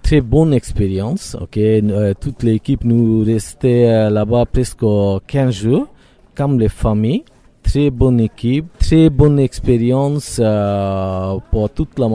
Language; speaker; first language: French; non-native, learner; Bangla